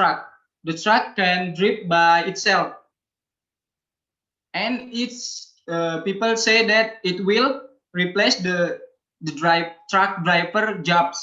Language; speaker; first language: English; non-native, learner; Indonesian